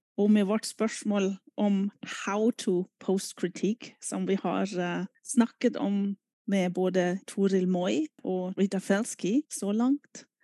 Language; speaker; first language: Norwegian; non-native, fluent; German